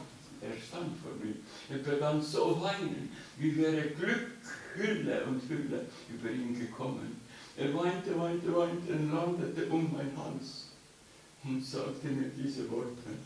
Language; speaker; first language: German; non-native, learner; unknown